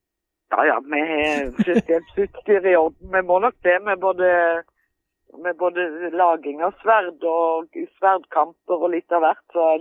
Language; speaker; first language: Norwegian; native; Norwegian